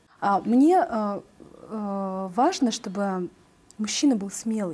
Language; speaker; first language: Russian; native; Russian